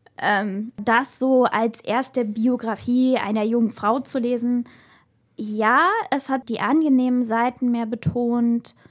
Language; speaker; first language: German; native; German